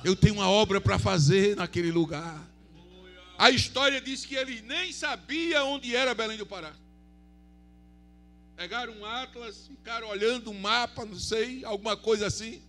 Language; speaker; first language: Portuguese; native; Portuguese